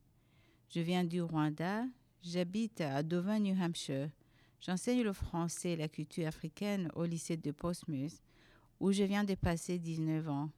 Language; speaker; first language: French; non-native, local second language; Kinyarwanda